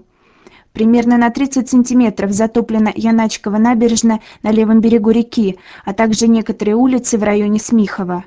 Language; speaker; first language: Russian; native; Russian